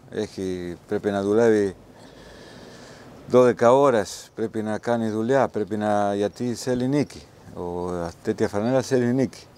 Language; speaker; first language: Greek; non-native, learner; Spanish